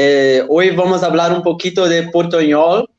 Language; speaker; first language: Spanish; non-native, fluent; Portuguese